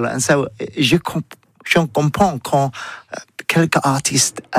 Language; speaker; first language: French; non-native, learner; English